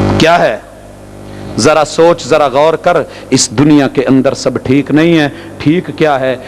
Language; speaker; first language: Urdu; non-native, local second language; Punjabi